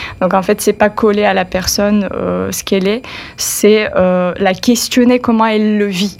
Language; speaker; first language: French; non-native, fluent; Russian